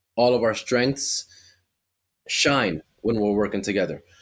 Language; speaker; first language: English; early bilingual, other home language; Spanish